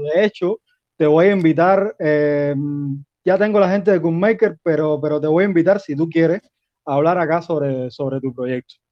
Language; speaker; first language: Spanish; native; Spanish